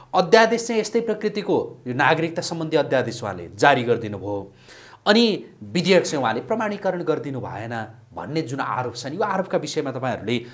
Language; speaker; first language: Nepali; native; Nepali